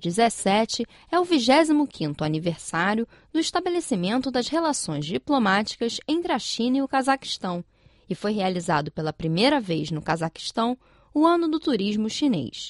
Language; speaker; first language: Portuguese; non-native, fluent; Chinese